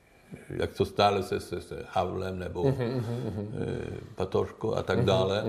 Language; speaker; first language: Czech; non-native, learner; Swedish